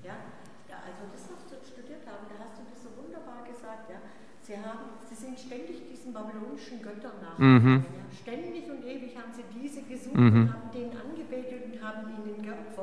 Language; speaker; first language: German; non-native, fluent; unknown